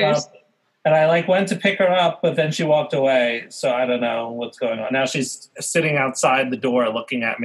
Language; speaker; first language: English; native; English